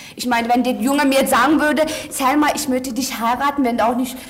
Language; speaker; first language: German; early bilingual, other home language; Turkish